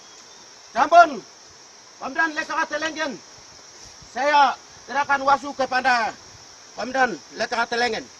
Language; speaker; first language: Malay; non-native, local second language; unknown